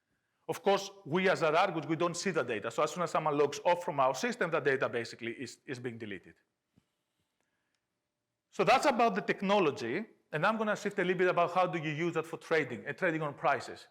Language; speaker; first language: English; non-native, fluent; Greek